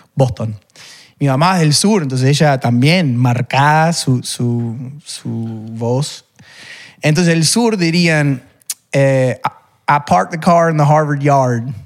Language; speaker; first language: Spanish; non-native, fluent; English